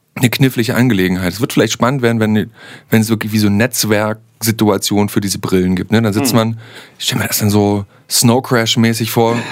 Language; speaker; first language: German; native; German